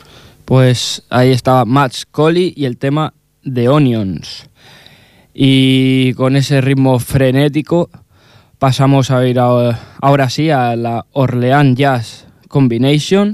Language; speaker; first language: Spanish; native; Spanish